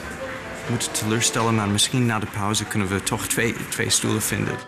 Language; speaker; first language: Dutch; non-native, fluent; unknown